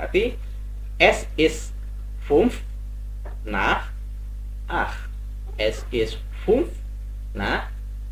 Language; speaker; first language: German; non-native, fluent; Indonesian